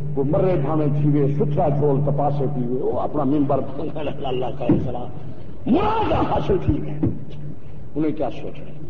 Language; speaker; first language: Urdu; non-native, local second language; Saraiki